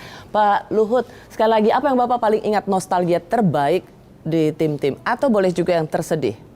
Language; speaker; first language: Indonesian; native; Indonesian